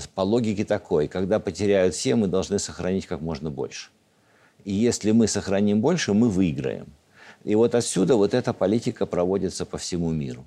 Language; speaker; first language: Russian; native; Russian